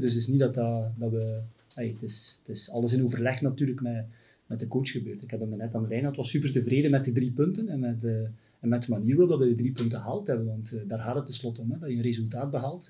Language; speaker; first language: Dutch; native; Dutch